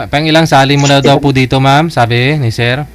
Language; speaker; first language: Filipino; native; Filipino